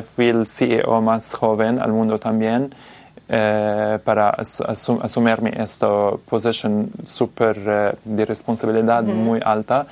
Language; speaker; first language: Spanish; non-native, learner; Italian